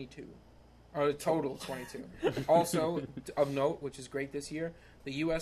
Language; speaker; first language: English; native; English